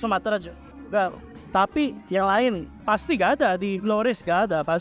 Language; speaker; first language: Indonesian; non-native, fluent; Filipino